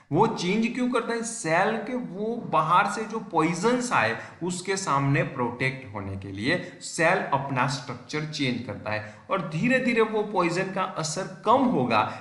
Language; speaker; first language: Hindi; non-native, local second language; Gujarati